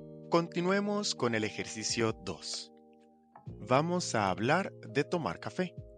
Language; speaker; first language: Spanish; native; Spanish